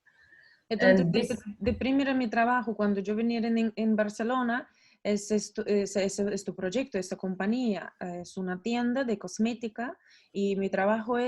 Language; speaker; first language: Spanish; non-native, learner; Russian